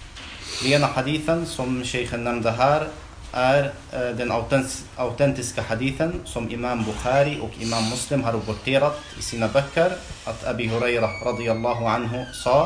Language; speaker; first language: Swedish; non-native, fluent; Arabic